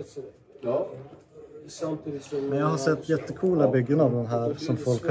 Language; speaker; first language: Swedish; native; Swedish